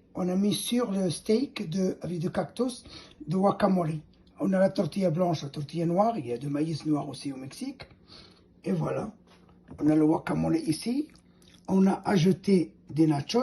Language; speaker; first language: French; non-native, fluent; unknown